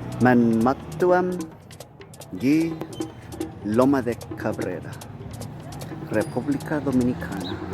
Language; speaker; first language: Spanish; non-native, learner; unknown